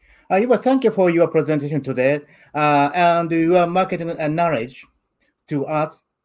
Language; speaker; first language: English; non-native, learner; Japanese